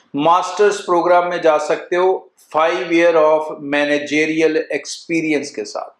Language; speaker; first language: Hindi; non-native, local second language; Punjabi